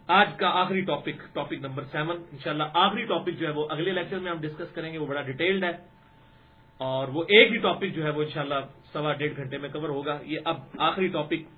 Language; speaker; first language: Urdu; non-native, local second language; Punjabi